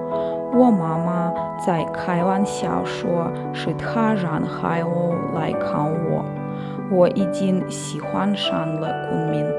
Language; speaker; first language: Chinese; non-native, fluent; Russian